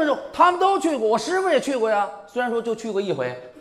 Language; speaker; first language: Chinese; native; Chinese